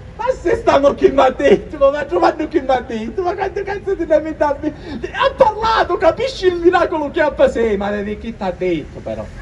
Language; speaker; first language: Italian; native; Italian